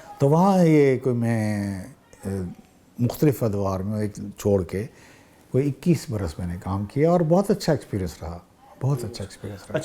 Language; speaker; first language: Urdu; native; Urdu